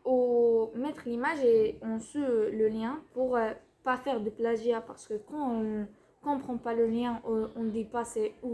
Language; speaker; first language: French; non-native, fluent; Spanish